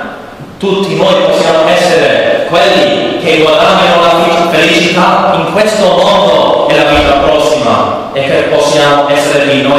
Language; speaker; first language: Italian; non-native, learner; English